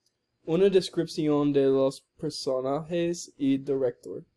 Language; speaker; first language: Spanish; non-native, learner; English